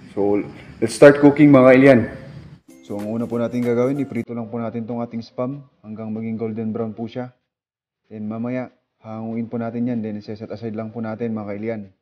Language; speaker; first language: Filipino; non-native, local second language; Iloko